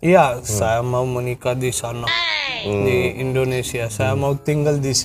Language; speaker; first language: Indonesian; non-native, learner; Hindi